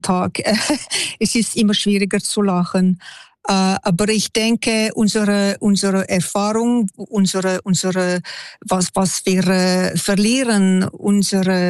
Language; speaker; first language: German; non-native, fluent; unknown